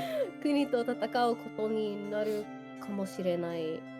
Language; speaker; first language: Japanese; non-native, learner; English